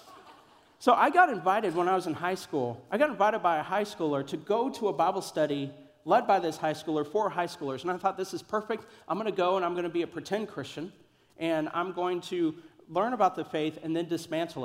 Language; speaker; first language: English; native; English